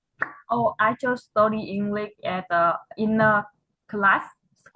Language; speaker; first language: English; non-native, learner; Vietnamese